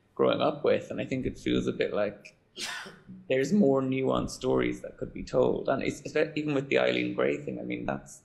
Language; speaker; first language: English; native; English